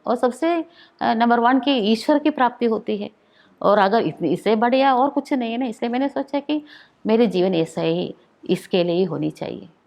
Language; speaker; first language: Hindi; non-native, local second language; Malayalam